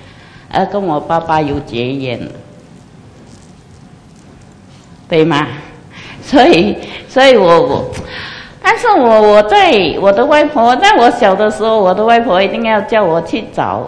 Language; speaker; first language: Chinese; non-native, local second language; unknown